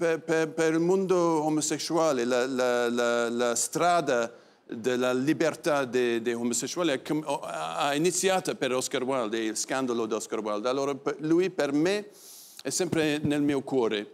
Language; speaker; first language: Italian; non-native, learner; English